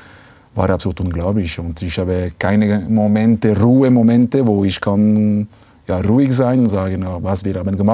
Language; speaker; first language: German; non-native, fluent; Italian